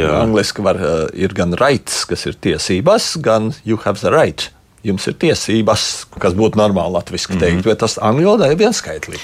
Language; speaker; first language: Latvian; native; Latvian